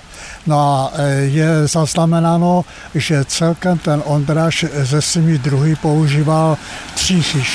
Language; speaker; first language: Czech; native; Czech